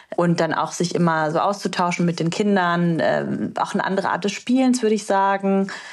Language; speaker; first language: German; early bilingual, other home language; Romanian